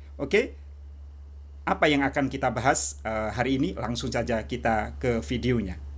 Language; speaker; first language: Indonesian; native; Indonesian